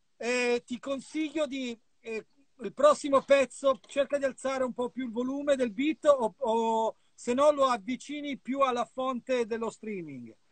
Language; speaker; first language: Italian; native; Italian